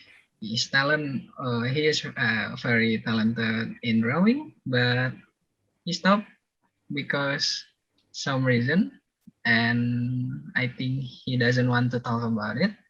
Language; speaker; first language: English; non-native, learner; Indonesian